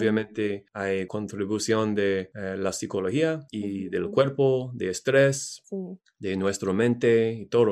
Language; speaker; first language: Spanish; non-native, learner; English